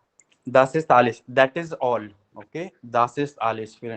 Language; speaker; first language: German; non-native, fluent; Hindi